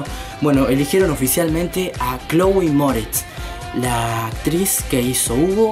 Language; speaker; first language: Spanish; native; Spanish